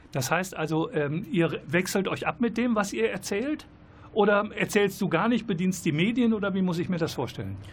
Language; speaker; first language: German; native; German